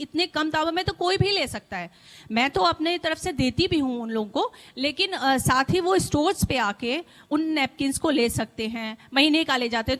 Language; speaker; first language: Hindi; native; Hindi